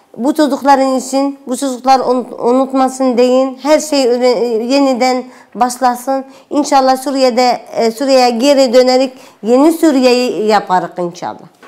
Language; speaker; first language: Turkish; non-native, learner; Arabic